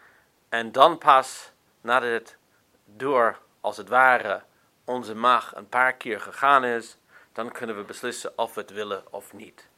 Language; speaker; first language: Dutch; non-native, fluent; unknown